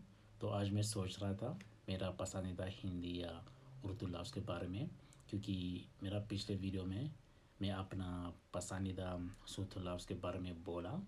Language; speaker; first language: Hindi; non-native, learner; English